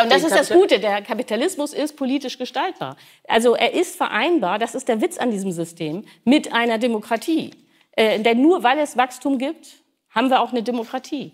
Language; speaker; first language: German; native; German